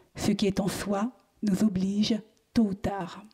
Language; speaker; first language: French; native; French